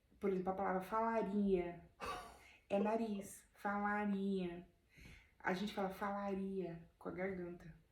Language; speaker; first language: Portuguese; native; Portuguese